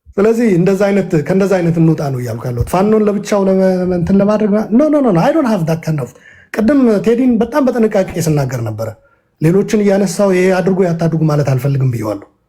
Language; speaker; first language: Amharic; non-native, local second language; Tigrinya